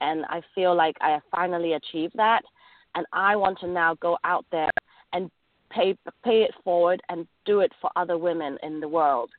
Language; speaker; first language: English; native; English